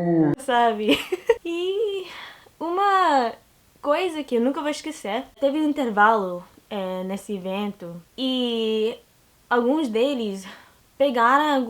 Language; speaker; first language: Portuguese; non-native, learner; English